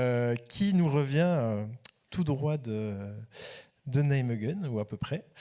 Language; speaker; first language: French; native; French